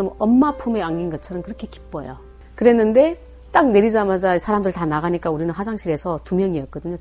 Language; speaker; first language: Korean; native; Korean